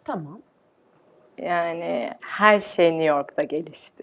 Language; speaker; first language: Turkish; early bilingual, heritage; Turkish